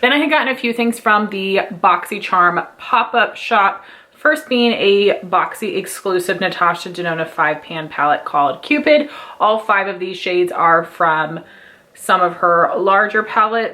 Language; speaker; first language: English; native; English